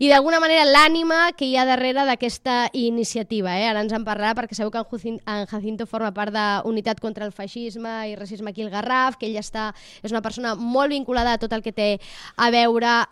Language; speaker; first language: Catalan; native; Catalan